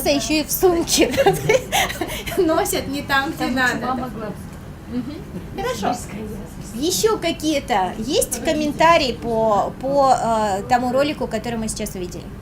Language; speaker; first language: Russian; native; Russian